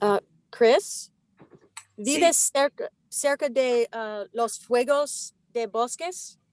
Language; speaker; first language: Spanish; non-native, learner; English